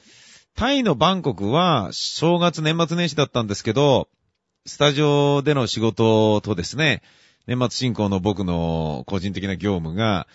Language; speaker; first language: Japanese; native; Japanese